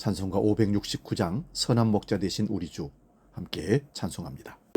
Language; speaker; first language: Korean; native; Korean